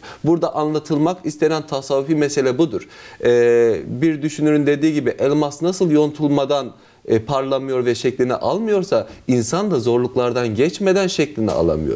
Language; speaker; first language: Turkish; native; Turkish